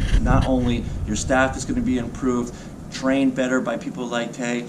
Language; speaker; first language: English; native; English